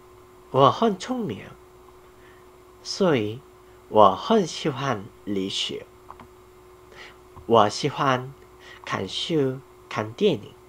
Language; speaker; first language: Chinese; non-native, learner; Korean